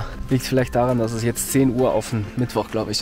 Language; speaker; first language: German; native; German